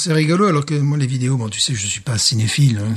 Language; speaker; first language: French; native; French